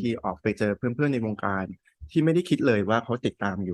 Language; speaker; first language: Thai; early bilingual, heritage; Thai